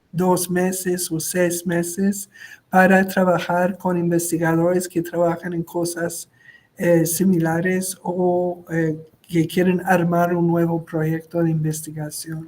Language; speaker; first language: Spanish; non-native, local second language; French